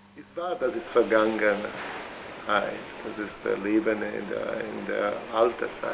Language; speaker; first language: German; non-native, learner; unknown